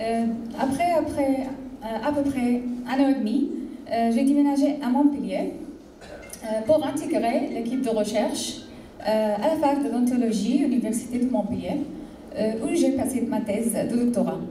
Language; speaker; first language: French; non-native, fluent; Arabic